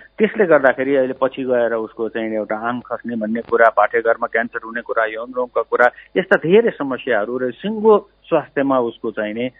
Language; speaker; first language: Nepali; native; Nepali